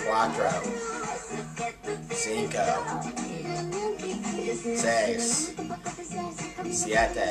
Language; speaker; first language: Spanish; non-native, learner; English